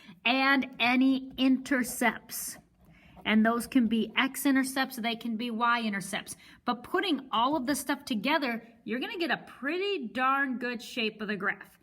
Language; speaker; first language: English; native; English